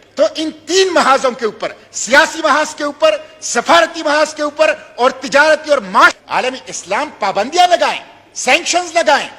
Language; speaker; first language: Urdu; non-native, local second language; Pashto